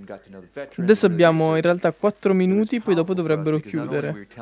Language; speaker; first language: Italian; native; Italian